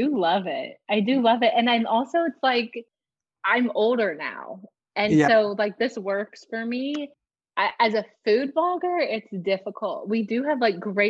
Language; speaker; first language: English; native; English